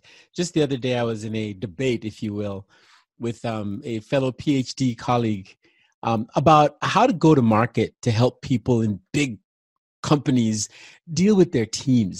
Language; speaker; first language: English; non-native, local second language; Igbo